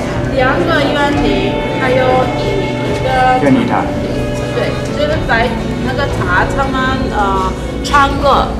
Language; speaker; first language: Chinese; non-native, learner; Persian